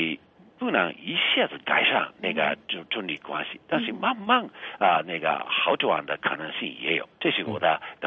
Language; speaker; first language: Chinese; non-native, fluent; Japanese